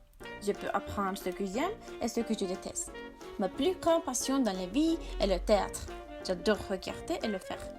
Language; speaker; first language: French; non-native, learner; Turkish